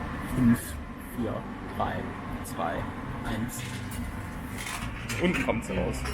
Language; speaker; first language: German; native; German